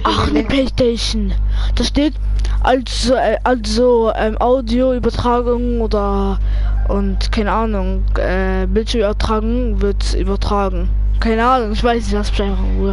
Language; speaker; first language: German; native; German